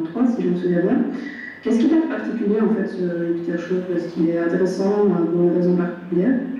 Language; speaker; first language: French; native; French